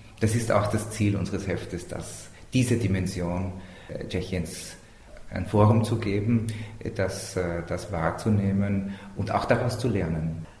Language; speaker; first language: German; native; German